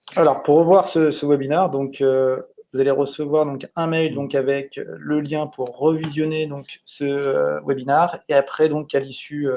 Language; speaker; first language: French; native; French